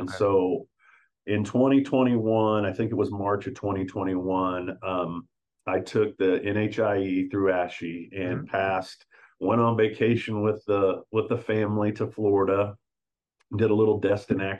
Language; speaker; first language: English; native; English